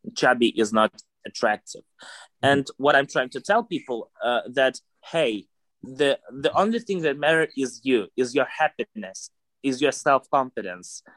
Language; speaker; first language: English; non-native, fluent; Russian